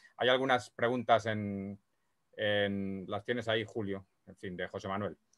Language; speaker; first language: Spanish; native; Spanish